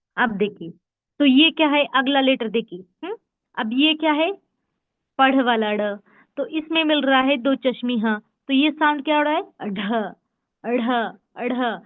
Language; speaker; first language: Hindi; native; Hindi